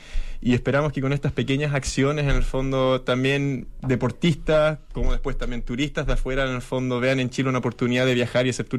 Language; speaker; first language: Spanish; native; Spanish